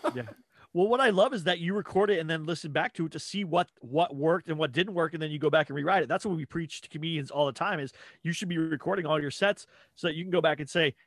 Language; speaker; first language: English; native; English